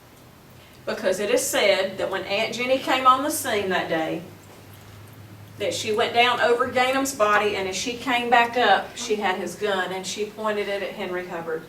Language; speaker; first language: English; native; English